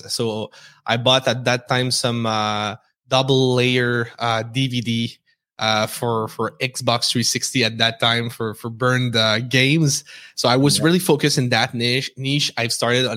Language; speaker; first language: English; non-native, fluent; French